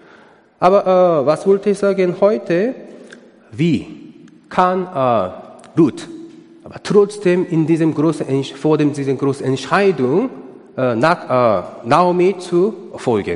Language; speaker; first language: German; non-native, learner; Korean